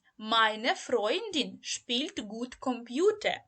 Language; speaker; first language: German; non-native, learner; Ukrainian